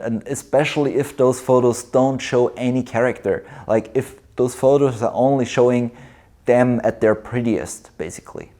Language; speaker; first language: English; non-native, fluent; German